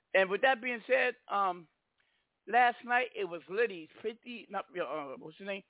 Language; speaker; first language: English; native; English